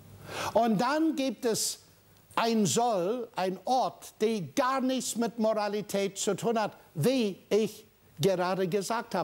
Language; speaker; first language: German; non-native, fluent; English